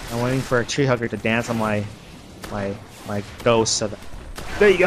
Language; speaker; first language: English; native; English